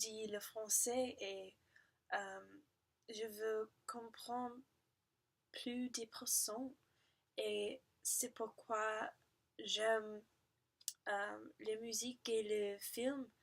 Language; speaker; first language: French; non-native, learner; English